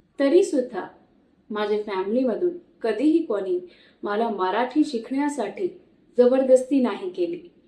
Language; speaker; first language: Marathi; non-native, fluent; Hindi